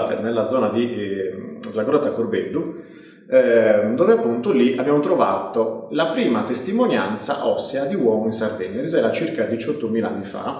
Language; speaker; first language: Italian; native; Italian